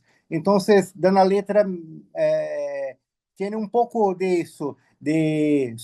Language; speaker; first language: Spanish; non-native, learner; Portuguese